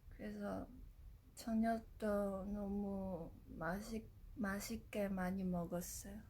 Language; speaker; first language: Korean; non-native, fluent; Japanese